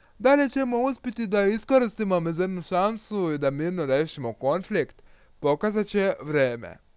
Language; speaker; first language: Croatian; non-native, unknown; Russian